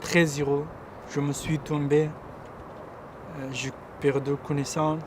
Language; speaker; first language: French; non-native, learner; Pashto